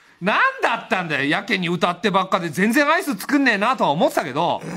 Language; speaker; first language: Japanese; native; Japanese